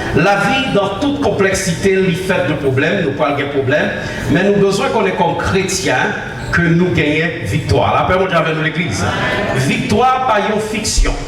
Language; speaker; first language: French; non-native, learner; Haitian Creole